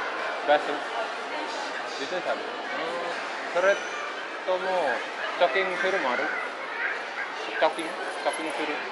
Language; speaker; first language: Japanese; non-native, learner; Indonesian